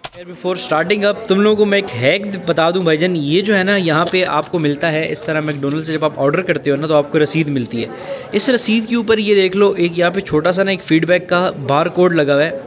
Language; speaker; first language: Hindi; non-native, local second language; Punjabi